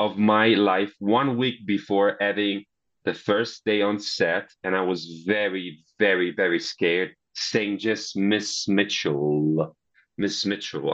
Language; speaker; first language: English; non-native, fluent; Italian